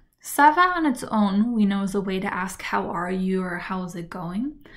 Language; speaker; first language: English; native; English